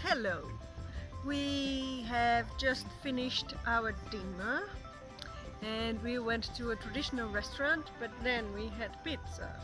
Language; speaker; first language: English; non-native, fluent; Portuguese